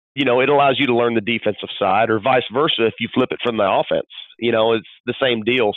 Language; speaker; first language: English; native; English